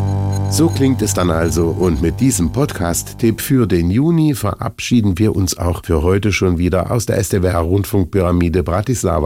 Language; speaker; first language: German; native; German